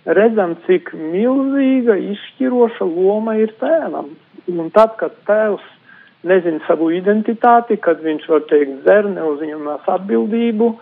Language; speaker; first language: Latvian; non-native, local second language; Polish